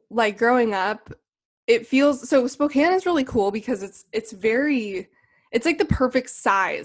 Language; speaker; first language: English; native; English